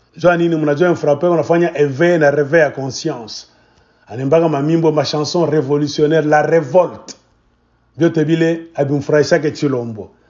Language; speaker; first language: Swahili; native; Swahili